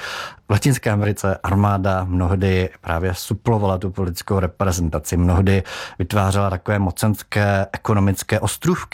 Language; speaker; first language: Czech; native; Czech